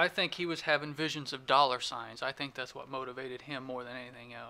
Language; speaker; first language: English; native; English